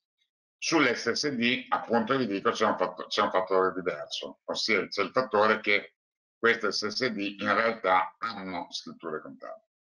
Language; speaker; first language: Italian; native; Italian